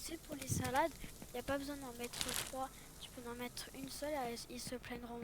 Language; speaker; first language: French; native; French